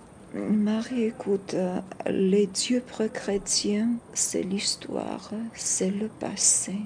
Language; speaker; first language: French; non-native, fluent; Georgian